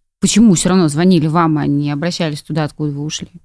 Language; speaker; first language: Russian; native; Russian